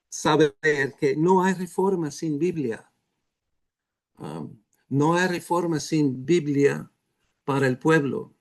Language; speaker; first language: Spanish; non-native, fluent; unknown